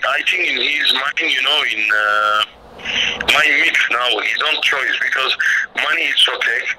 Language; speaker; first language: English; non-native, learner; Turkish